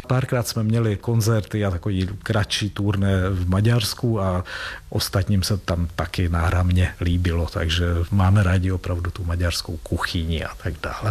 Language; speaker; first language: Czech; non-native, fluent; Hungarian